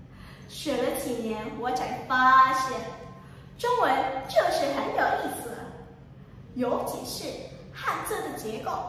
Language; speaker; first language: Chinese; non-native, learner; Indonesian